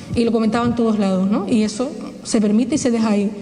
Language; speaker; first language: Spanish; native; Spanish